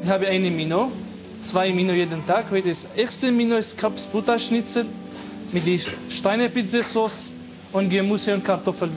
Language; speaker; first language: German; non-native, learner; Arabic